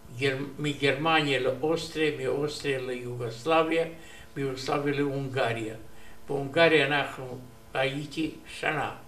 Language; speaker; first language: Hebrew; non-native, learner; Romanian